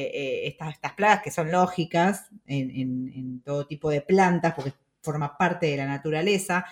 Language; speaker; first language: Spanish; native; Spanish